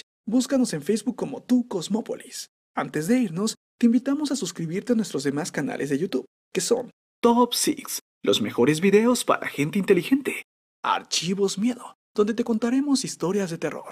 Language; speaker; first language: Spanish; native; Spanish